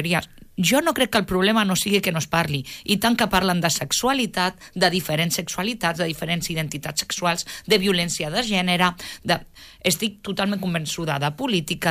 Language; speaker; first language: Catalan; native; Catalan